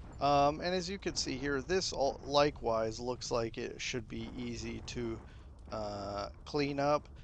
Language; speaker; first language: English; native; English